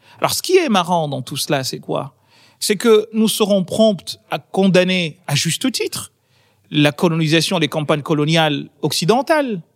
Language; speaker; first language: French; non-native, local second language; Ngazidja Comorian